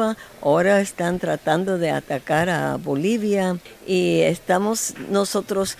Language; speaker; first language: Spanish; non-native, fluent; English